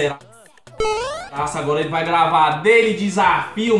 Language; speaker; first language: Portuguese; native; Portuguese